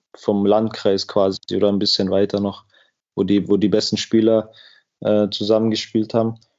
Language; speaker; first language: German; native; German